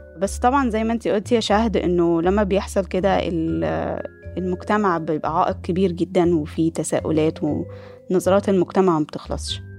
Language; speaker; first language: Arabic; native; Arabic